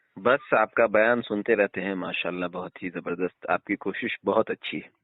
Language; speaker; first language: Urdu; native; Urdu